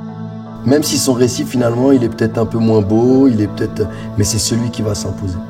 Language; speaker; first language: French; native; French